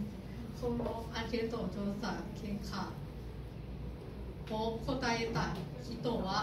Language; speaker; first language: Japanese; non-native, learner; Thai